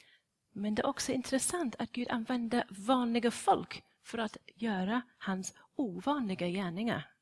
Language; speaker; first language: Swedish; non-native, fluent; English